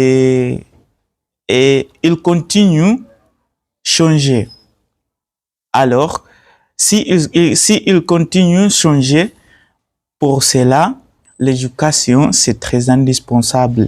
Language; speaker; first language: French; non-native, learner; Swahili